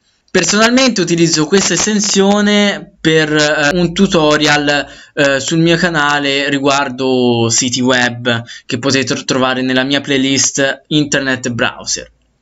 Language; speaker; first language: Italian; native; Italian